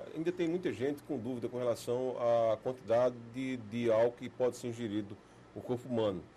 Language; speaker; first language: Portuguese; native; Portuguese